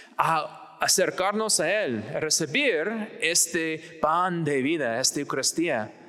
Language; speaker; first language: Spanish; non-native, fluent; English